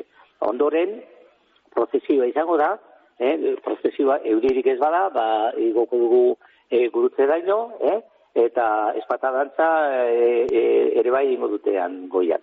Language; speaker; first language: Basque; native; Basque